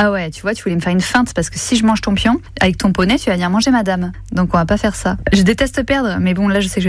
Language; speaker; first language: French; native; French